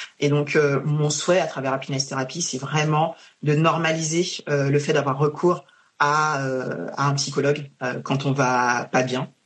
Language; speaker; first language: French; native; French